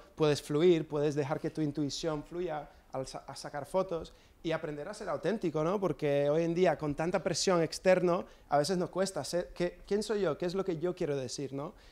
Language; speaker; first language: Spanish; non-native, fluent; English